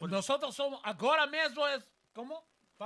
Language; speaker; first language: Portuguese; non-native, learner; Spanish